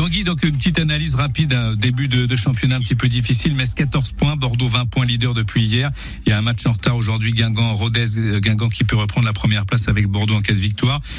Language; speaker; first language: French; native; French